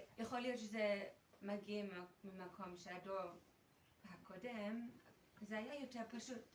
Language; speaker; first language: Hebrew; non-native, fluent; English